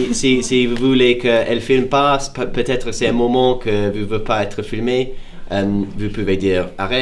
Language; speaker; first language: French; non-native, fluent; English